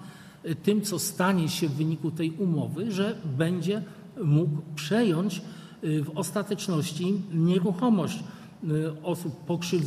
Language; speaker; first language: Polish; native; Polish